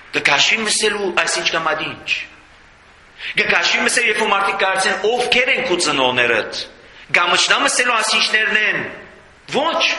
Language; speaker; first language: Armenian; native; Armenian